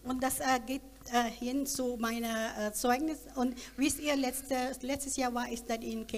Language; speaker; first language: German; non-native, learner; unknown